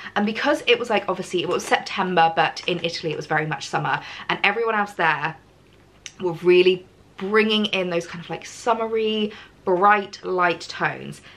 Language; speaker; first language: English; native; English